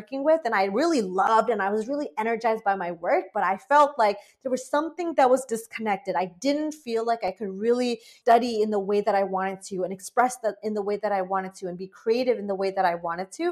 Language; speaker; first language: English; non-native, local second language; Bangla